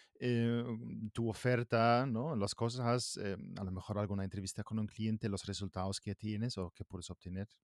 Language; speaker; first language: Spanish; non-native, fluent; German